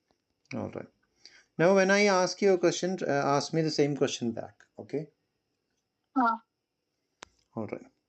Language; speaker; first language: English; non-native, local second language; Malayalam